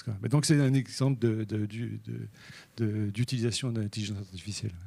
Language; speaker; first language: French; native; French